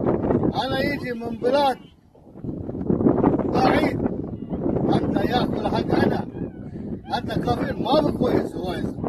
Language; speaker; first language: Arabic; non-native, learner; Pashto